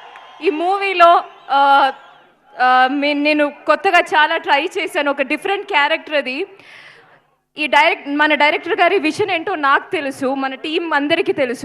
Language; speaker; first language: Telugu; non-native, local second language; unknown